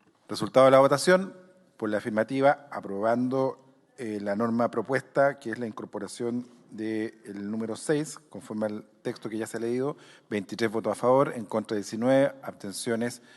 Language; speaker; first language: Spanish; native; Spanish